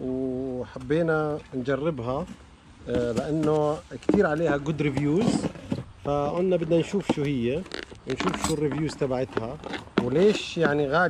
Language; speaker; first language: Arabic; native; Arabic